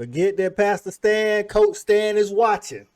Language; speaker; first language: English; native; English